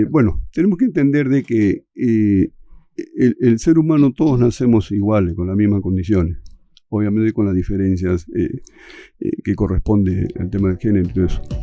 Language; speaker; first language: Spanish; native; Spanish